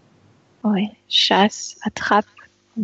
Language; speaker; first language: French; non-native, fluent; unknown